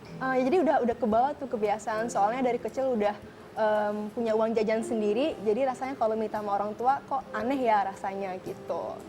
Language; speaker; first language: Indonesian; early bilingual, heritage; Indonesian